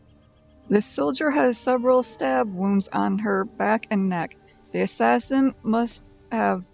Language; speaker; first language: English; native; English